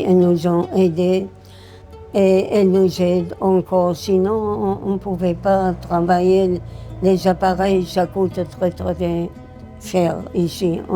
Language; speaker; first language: French; non-native, fluent; Arabic